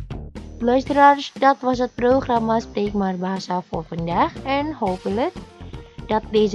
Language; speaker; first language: Dutch; non-native, learner; Indonesian